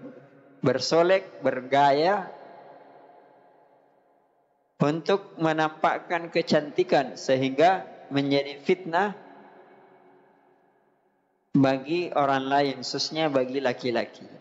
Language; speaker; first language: Indonesian; native; Indonesian